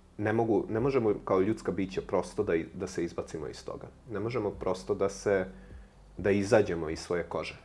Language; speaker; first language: Serbian; non-native, local second language; Hungarian